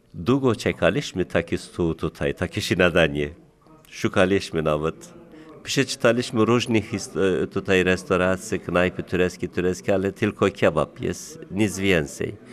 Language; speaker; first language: Polish; non-native, learner; Turkish